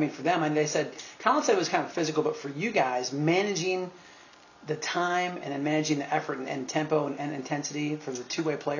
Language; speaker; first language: English; native; English